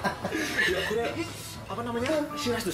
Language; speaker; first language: Japanese; non-native, fluent; Indonesian